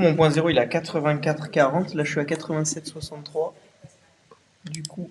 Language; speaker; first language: French; native; French